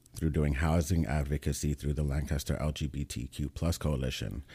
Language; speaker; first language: English; native; English